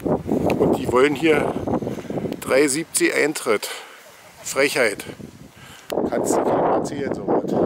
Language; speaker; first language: German; native; German